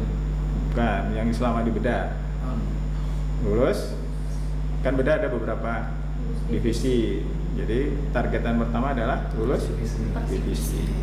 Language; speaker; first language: Indonesian; native; Indonesian